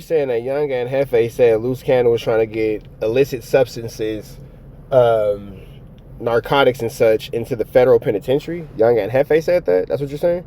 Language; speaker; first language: English; native; English